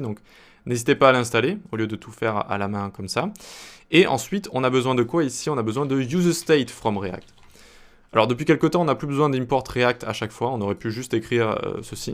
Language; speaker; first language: French; native; French